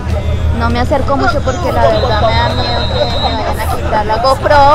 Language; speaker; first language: Spanish; native; Spanish